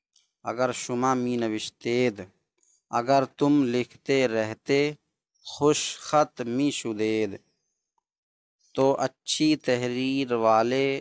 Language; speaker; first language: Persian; non-native, fluent; Urdu